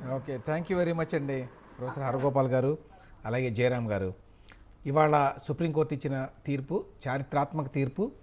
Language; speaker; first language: Telugu; native; Telugu